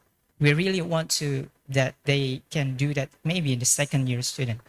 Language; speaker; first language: English; non-native, fluent; Indonesian